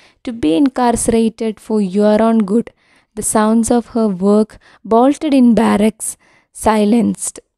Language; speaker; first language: English; non-native, local second language; Malayalam